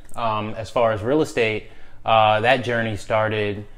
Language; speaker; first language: English; native; English